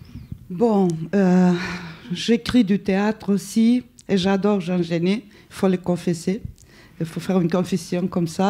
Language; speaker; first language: French; non-native, fluent; Spanish